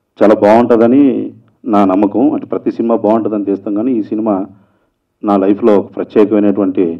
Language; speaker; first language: Telugu; native; Telugu